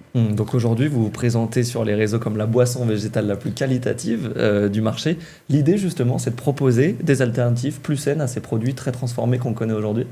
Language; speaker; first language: French; native; French